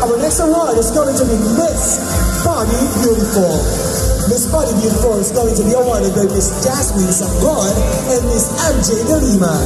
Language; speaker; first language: English; non-native, local second language; Filipino